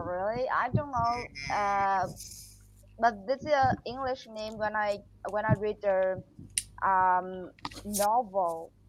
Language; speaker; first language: English; non-native, learner; Vietnamese